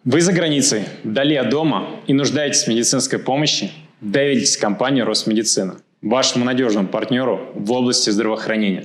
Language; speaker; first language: Russian; native; Russian